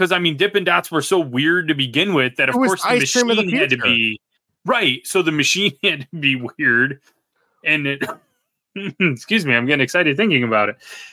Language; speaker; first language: English; native; English